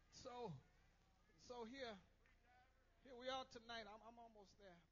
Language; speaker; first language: English; native; English